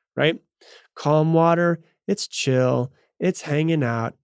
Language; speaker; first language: English; native; English